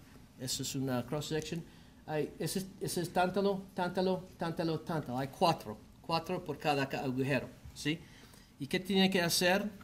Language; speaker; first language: Spanish; non-native, learner; English